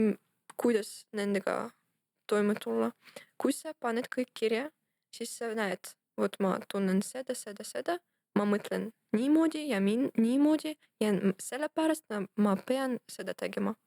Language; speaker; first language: Estonian; non-native, local second language; Russian